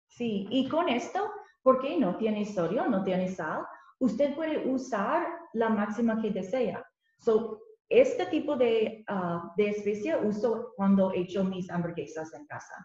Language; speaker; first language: Spanish; non-native, learner; English